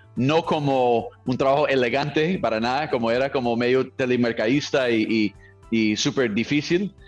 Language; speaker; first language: Spanish; non-native, fluent; English